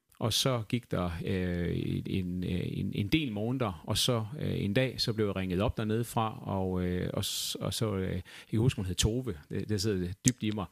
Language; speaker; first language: Danish; native; Danish